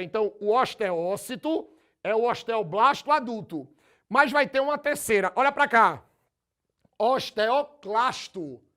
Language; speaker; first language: Portuguese; native; Portuguese